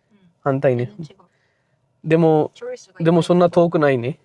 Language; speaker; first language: Japanese; non-native, fluent; Punjabi